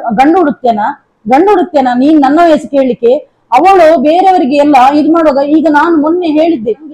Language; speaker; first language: Kannada; non-native, local second language; Tulu